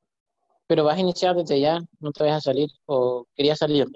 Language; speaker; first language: Spanish; native; Spanish